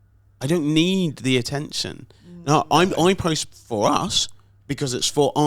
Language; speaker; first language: English; native; English